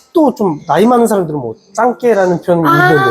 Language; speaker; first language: Korean; native; Korean